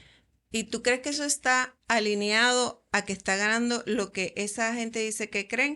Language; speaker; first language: Spanish; native; Spanish